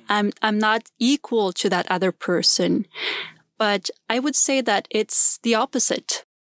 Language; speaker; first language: English; non-native, fluent; Swedish